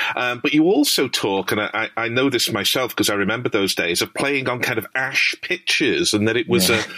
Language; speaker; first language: English; native; English